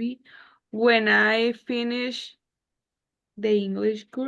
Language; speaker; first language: English; non-native, learner; Spanish